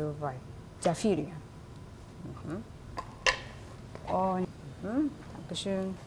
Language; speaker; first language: German; non-native, learner; Japanese